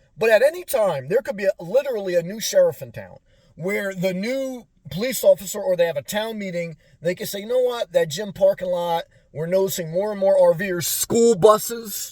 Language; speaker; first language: English; native; English